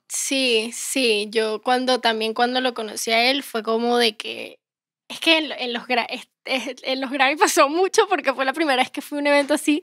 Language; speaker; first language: Spanish; native; Spanish